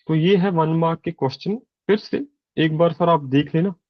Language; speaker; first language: Hindi; non-native, local second language; Punjabi